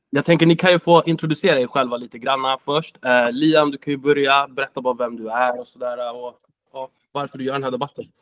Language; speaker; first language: Swedish; native; Swedish